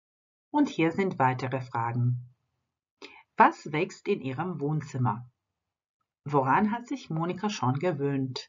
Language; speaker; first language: German; non-native, fluent; Croatian